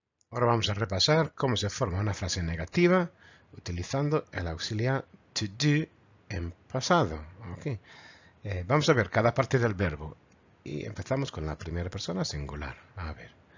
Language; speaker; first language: Spanish; native; Spanish